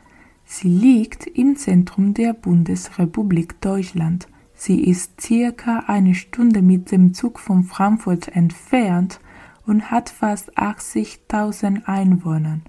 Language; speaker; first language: German; non-native, learner; Spanish